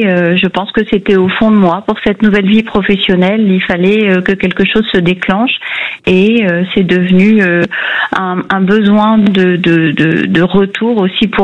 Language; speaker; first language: French; native; French